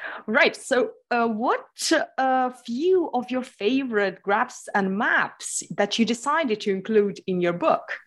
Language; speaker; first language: English; non-native, fluent; Lithuanian